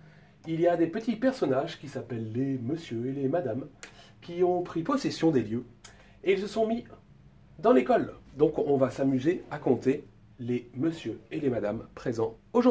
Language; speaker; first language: French; native; French